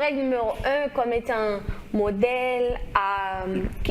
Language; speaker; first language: French; non-native, local second language; Haitian Creole